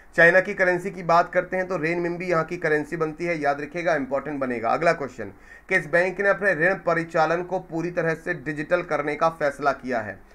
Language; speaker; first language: Hindi; native; Hindi